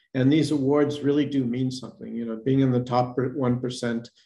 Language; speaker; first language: English; native; English